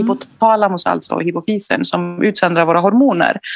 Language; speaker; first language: Swedish; non-native, fluent; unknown